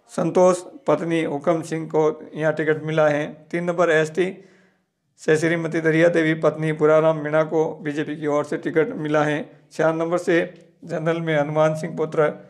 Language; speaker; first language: Hindi; native; Hindi